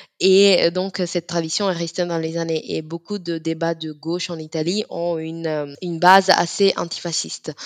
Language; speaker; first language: French; non-native, fluent; Italian